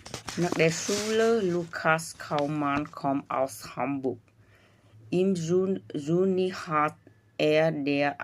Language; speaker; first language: German; non-native, learner; Vietnamese